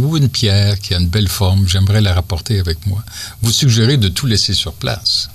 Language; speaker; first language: French; native; French